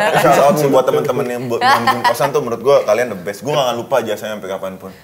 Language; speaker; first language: Indonesian; early bilingual, other home language; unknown